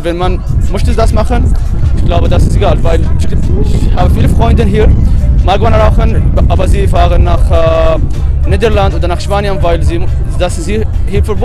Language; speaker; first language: German; non-native, learner; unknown